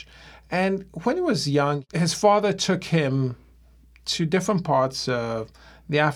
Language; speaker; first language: English; non-native, local second language; Ewe